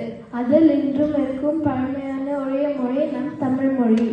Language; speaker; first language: Tamil; early bilingual, heritage; Tamil